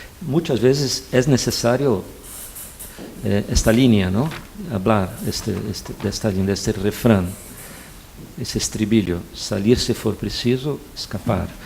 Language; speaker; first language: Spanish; non-native, fluent; Portuguese